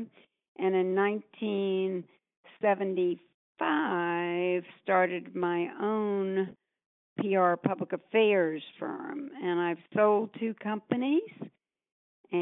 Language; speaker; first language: English; native; English